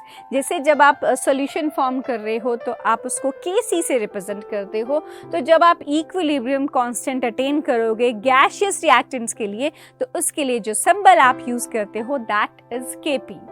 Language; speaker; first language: Hindi; native; Hindi